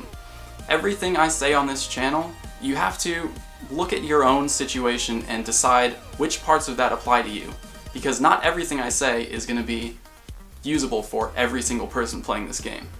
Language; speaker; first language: English; native; English